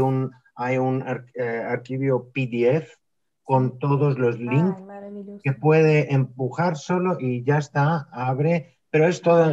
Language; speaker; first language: Spanish; non-native, fluent; Greek